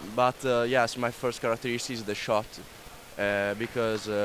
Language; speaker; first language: English; non-native, learner; Italian